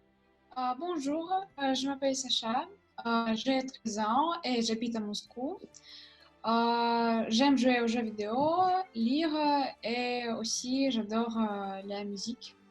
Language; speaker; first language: French; non-native, learner; Russian